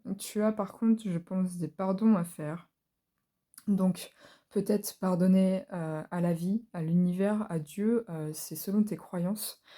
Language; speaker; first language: French; native; French